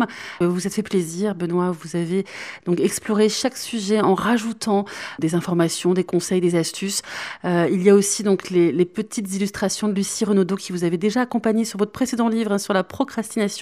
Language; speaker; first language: French; native; French